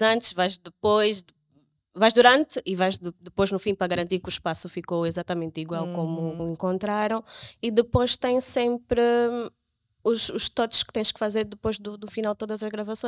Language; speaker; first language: Portuguese; native; Portuguese